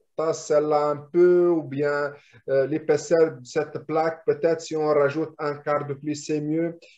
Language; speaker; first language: French; non-native, local second language; Arabic